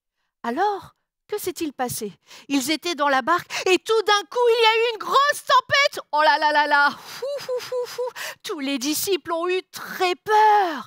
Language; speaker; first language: French; native; French